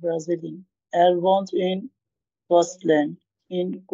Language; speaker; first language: German; non-native, learner; Bangla